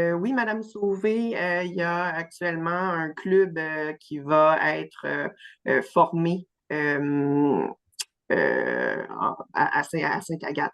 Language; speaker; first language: French; native; French